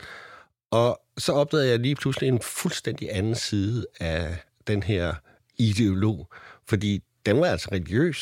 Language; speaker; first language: Danish; native; Danish